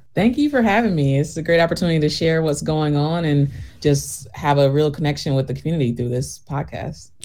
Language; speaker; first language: English; native; English